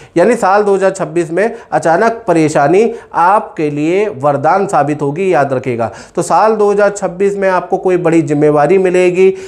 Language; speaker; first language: Hindi; native; Hindi